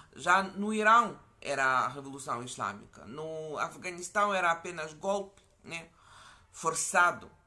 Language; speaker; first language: Portuguese; non-native, fluent; Ukrainian